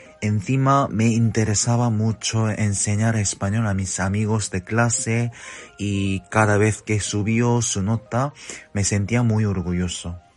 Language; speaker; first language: Spanish; non-native, fluent; Korean